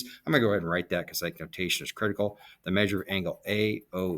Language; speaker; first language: English; native; English